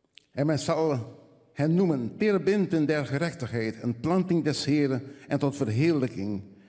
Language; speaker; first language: Dutch; non-native, fluent; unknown